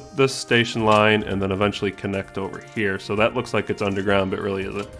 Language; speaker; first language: English; native; English